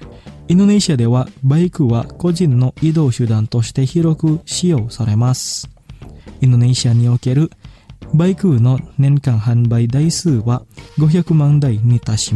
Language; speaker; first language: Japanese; non-native, fluent; Indonesian